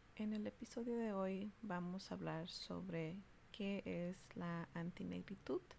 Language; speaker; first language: Spanish; early bilingual, heritage; Spanish